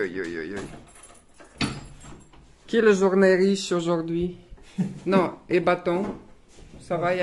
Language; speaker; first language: French; non-native, learner; Russian